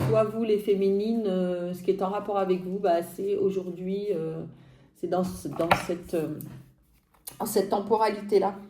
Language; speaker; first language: French; native; French